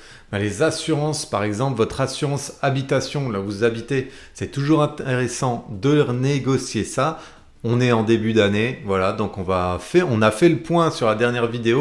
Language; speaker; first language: French; native; French